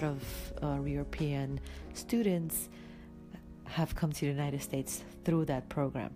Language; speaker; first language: English; non-native, fluent; Romanian